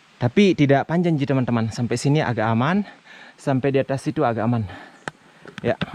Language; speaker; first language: Indonesian; non-native, local second language; Buginese